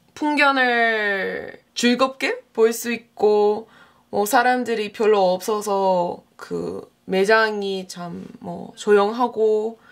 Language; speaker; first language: Korean; non-native, fluent; English